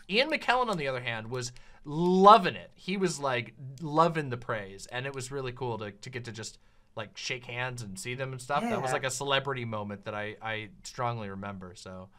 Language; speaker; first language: English; native; English